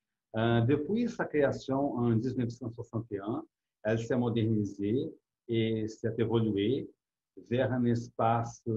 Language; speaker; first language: French; non-native, fluent; Portuguese